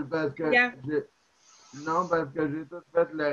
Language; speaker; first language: French; native; French